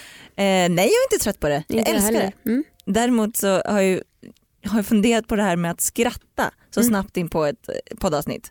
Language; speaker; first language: Swedish; native; Swedish